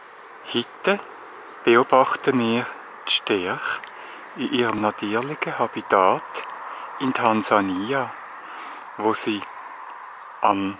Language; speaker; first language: German; native; German